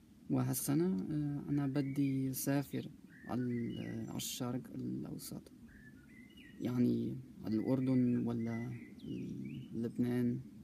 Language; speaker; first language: Arabic; non-native, learner; German